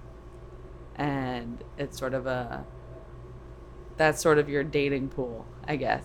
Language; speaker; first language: English; native; English